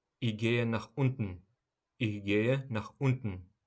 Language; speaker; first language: German; non-native, fluent; Ukrainian